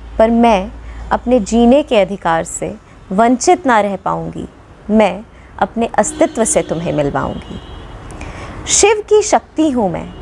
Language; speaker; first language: Hindi; non-native, local second language; Dogri